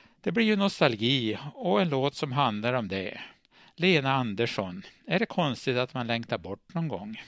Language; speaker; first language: Swedish; native; Swedish